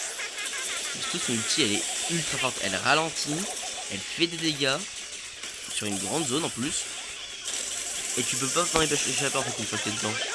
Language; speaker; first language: French; native; French